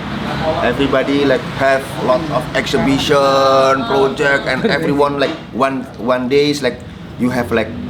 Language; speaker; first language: English; non-native, learner; Indonesian